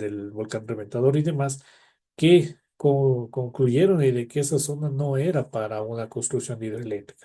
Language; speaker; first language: Spanish; native; Spanish